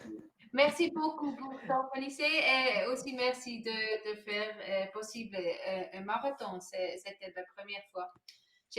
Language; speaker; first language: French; non-native, learner; German